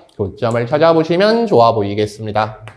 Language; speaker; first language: Korean; native; Korean